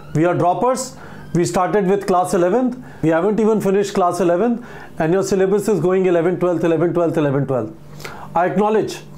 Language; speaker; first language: English; non-native, local second language; Hindi